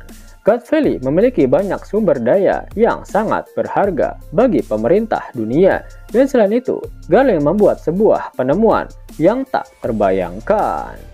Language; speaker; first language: Indonesian; native; Indonesian